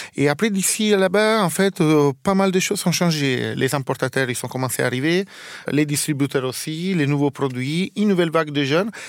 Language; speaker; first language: French; non-native, fluent; Italian